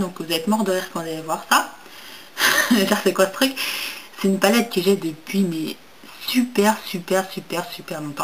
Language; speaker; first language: French; native; French